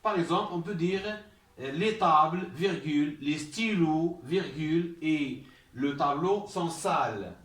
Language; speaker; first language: French; non-native, local second language; Arabic